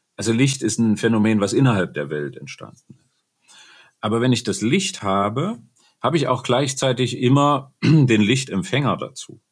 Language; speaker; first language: German; native; German